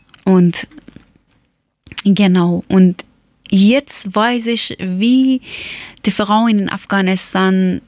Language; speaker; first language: German; non-native, learner; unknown